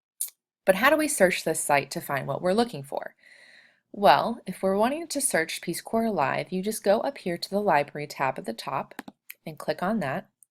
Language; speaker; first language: English; native; English